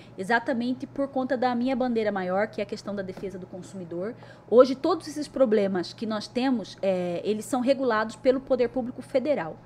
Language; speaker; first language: Portuguese; native; Portuguese